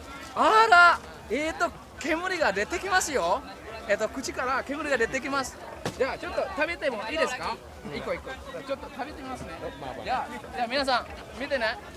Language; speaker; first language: Japanese; non-native, learner; Indonesian